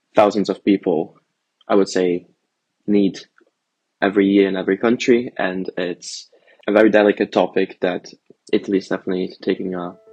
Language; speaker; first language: English; early bilingual, other home language; Italian